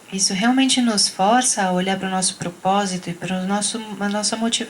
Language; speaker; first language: Portuguese; native; Portuguese